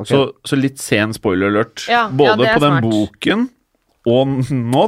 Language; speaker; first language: Norwegian; native; Norwegian